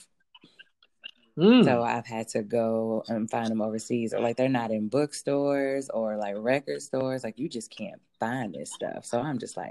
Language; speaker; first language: English; native; English